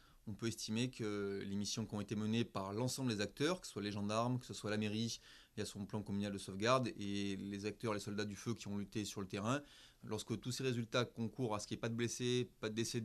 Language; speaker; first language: French; native; French